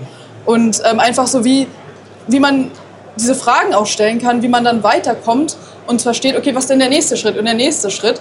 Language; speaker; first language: German; native; German